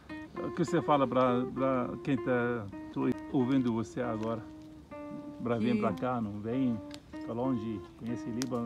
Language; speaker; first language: Portuguese; non-native, learner; Arabic